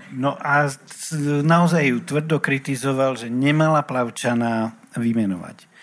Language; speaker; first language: Slovak; native; Slovak